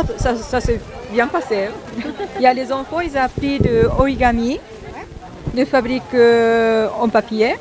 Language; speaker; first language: French; non-native, learner; Japanese